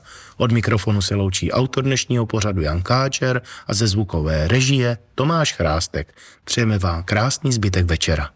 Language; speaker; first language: Czech; native; Czech